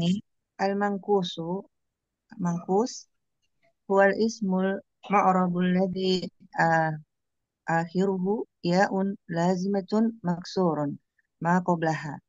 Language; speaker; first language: Arabic; non-native, learner; Indonesian